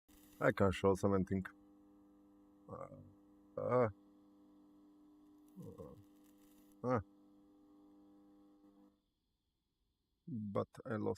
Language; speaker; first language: English; non-native, learner; Slovak